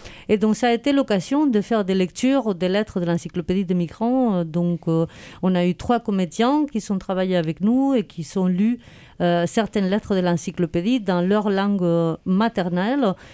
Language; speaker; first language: French; non-native, fluent; Spanish